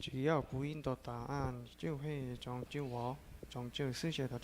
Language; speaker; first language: Chinese; non-native, learner; Korean